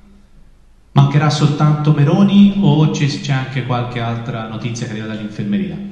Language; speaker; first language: Italian; native; Italian